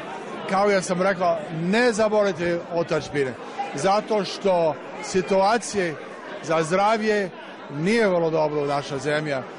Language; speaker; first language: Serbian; early bilingual, heritage; English